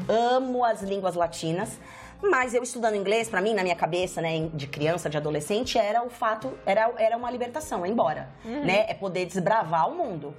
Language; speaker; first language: Portuguese; native; Portuguese